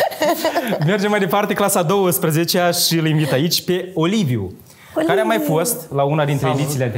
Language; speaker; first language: Romanian; native; Romanian